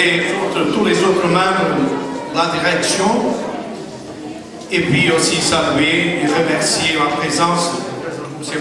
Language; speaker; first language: French; non-native, fluent; Portuguese